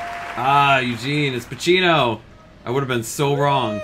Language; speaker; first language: English; native; English